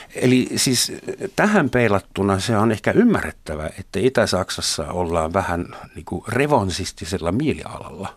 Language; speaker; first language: Finnish; non-native, fluent; German